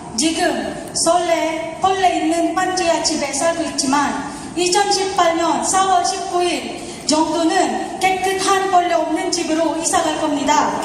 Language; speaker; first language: Korean; non-native, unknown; Filipino